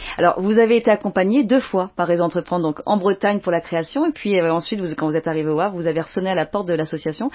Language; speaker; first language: French; native; French